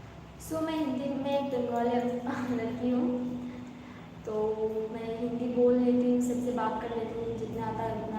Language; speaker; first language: Hindi; non-native, local second language; Bangla